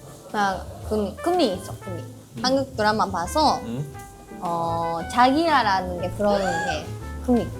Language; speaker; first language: Korean; non-native, learner; Japanese